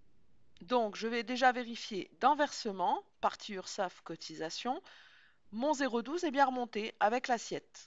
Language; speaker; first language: French; native; French